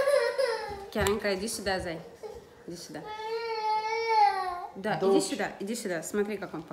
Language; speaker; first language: Russian; native; Russian